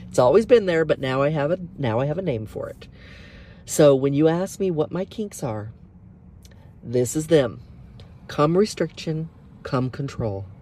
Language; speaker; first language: English; native; English